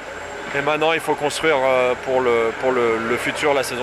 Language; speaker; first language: French; native; French